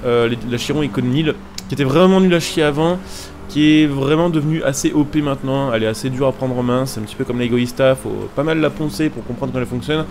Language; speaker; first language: French; native; French